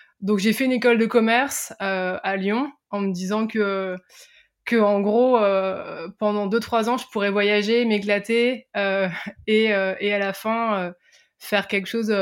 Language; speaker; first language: French; native; French